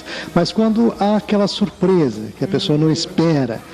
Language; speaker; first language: Portuguese; native; Portuguese